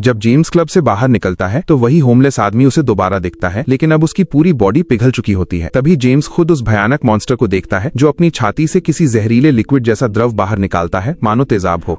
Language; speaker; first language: Hindi; native; Hindi